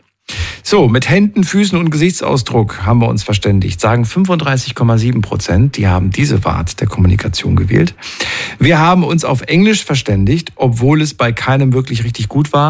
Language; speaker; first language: German; native; German